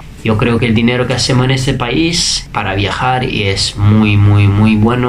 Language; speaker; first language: Spanish; non-native, fluent; Italian